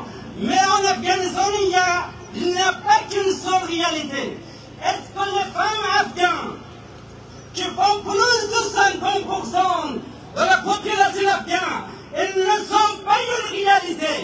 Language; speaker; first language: French; non-native, fluent; Persian